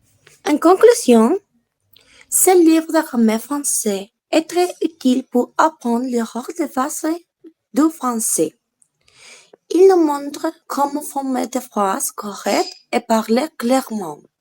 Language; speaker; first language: French; non-native, learner; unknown